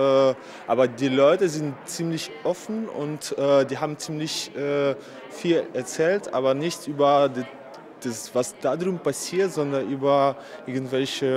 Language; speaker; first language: German; non-native, fluent; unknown